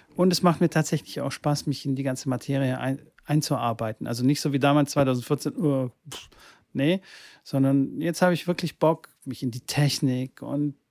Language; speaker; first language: German; early bilingual, other home language; Bulgarian